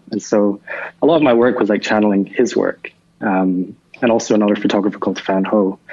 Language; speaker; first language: English; native; English